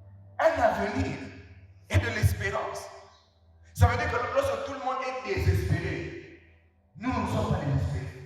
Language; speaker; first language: French; non-native, local second language; Lingala